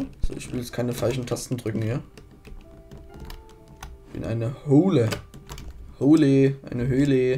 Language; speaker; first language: German; native; German